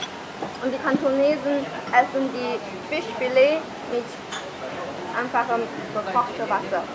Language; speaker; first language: German; non-native, fluent; Chinese